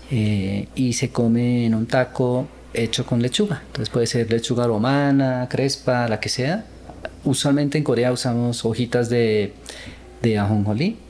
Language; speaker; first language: Spanish; early bilingual, other home language; Korean